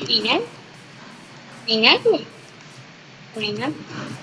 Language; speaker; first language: Spanish; native; Spanish